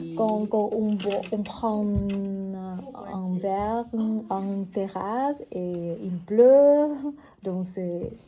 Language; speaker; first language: French; non-native, learner; Vietnamese